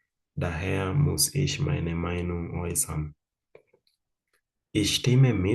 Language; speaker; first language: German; non-native, fluent; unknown